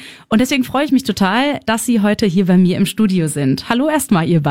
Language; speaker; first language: German; native; German